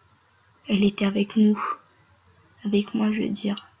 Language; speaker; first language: French; native; French